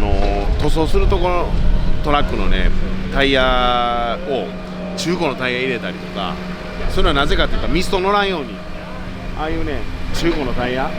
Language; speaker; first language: Japanese; native; Japanese